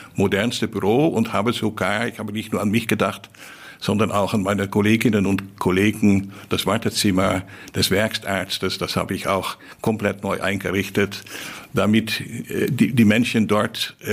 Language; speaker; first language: German; non-native, fluent; Dutch